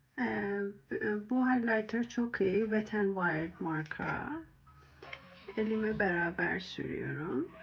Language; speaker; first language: Turkish; non-native, learner; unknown